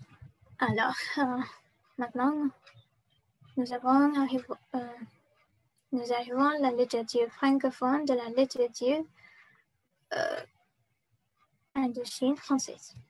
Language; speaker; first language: French; non-native, learner; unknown